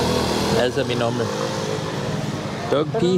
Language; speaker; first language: Spanish; non-native, learner; English